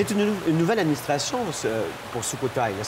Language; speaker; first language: French; native; French